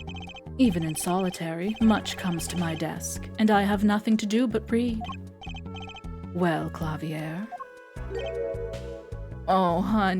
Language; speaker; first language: English; native; English